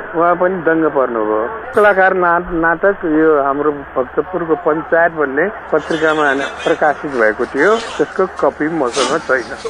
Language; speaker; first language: Nepali; non-native, local second language; Newari